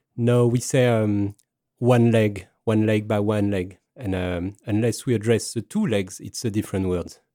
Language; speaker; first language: English; non-native, fluent; French